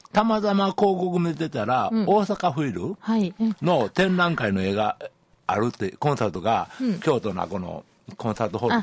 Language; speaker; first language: Japanese; native; Japanese